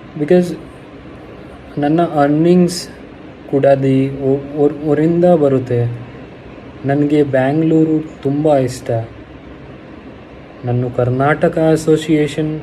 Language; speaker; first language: Kannada; non-native, learner; Hindi